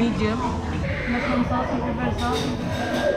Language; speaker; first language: English; non-native, learner; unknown